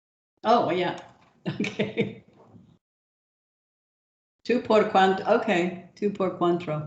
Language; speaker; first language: Spanish; non-native, learner; English